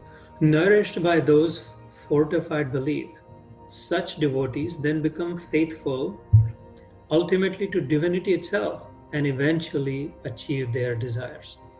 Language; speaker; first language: English; non-native, local second language; Hindi